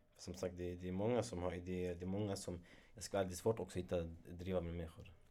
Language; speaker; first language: Swedish; early bilingual, other home language; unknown